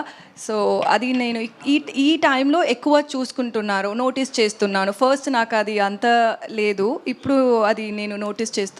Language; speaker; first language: Telugu; non-native, learner; Tamil